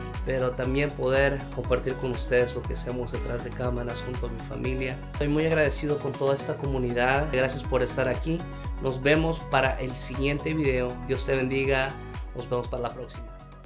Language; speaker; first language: Spanish; early bilingual, heritage; Spanish